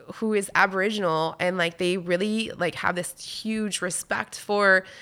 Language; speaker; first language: English; non-native, fluent; French